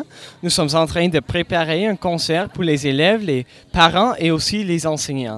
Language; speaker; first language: French; non-native, local second language; English